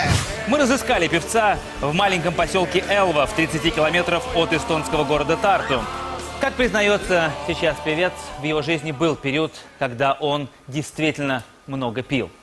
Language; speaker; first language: Russian; native; Russian